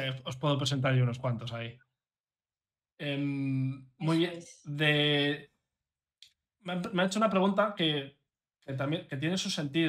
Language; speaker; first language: Spanish; native; Spanish